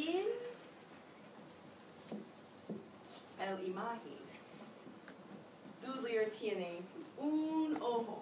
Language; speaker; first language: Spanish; non-native, learner; English